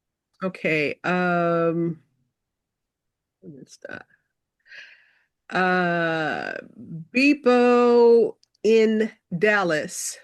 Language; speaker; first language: Spanish; non-native, learner; English